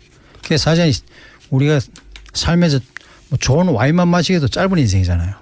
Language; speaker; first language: Korean; native; Korean